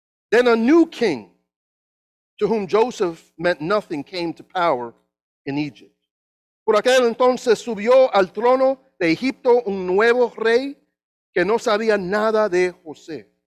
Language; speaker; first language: Spanish; non-native, learner; English